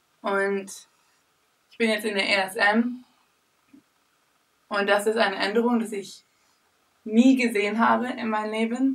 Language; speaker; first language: German; non-native, learner; English